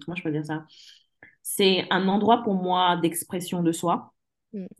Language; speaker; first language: French; early bilingual, other home language; English